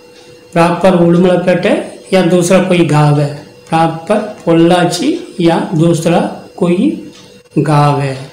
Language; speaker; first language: Hindi; non-native, local second language; Tamil